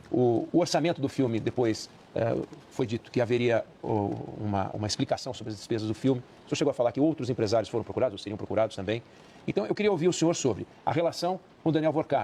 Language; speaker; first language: Portuguese; native; Portuguese